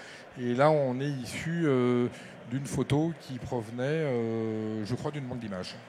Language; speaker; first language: French; native; French